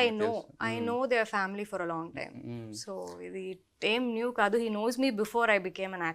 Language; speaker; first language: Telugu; non-native, local second language; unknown